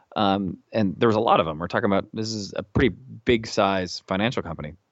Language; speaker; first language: English; native; English